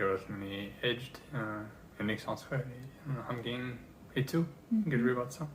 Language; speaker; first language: Mongolian; early bilingual, heritage; English